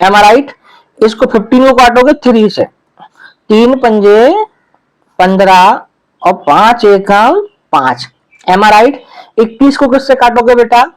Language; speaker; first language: Hindi; native; Hindi